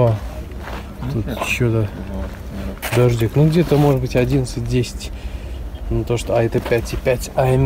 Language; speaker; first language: Russian; native; Russian